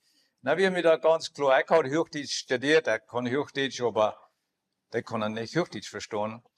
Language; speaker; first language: German; non-native, learner; Plautdietsch